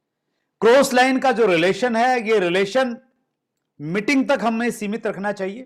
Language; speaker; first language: Hindi; native; Hindi